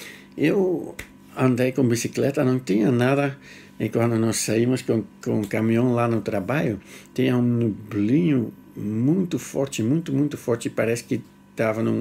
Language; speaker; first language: Portuguese; non-native, fluent; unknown